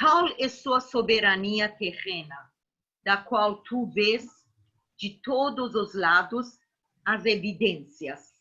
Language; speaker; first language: Portuguese; native; Portuguese